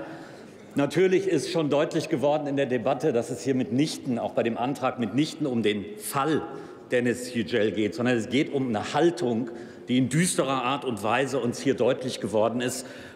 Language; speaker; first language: German; native; German